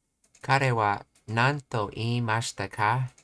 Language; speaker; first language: Japanese; non-native, learner; English